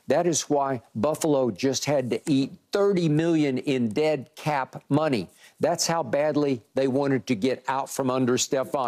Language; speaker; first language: English; native; English